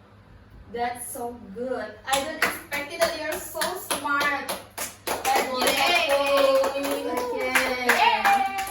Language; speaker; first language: English; non-native, learner; Indonesian